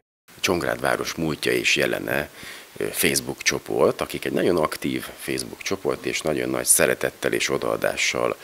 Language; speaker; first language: Hungarian; native; Hungarian